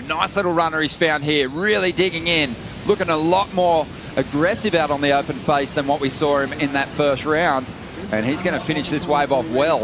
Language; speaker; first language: English; native; English